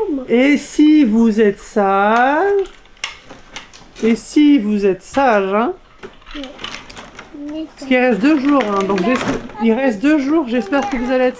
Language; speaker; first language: French; native; French